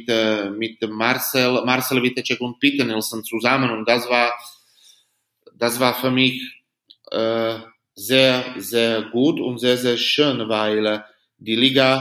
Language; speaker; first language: German; non-native, fluent; Slovak